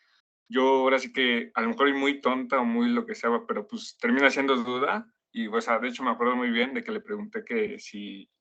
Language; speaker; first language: Spanish; native; Spanish